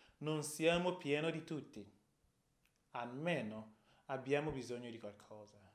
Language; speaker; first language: Italian; non-native, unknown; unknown